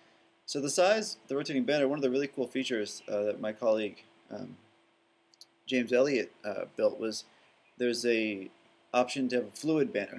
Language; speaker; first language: English; native; English